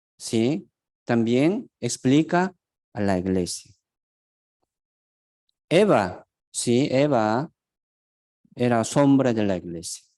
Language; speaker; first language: Spanish; non-native, fluent; Korean